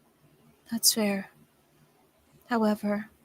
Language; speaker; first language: English; native; English